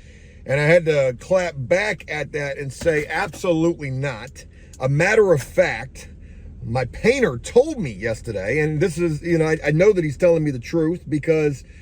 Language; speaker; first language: English; native; English